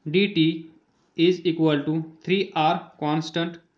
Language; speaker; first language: English; non-native, local second language; Marathi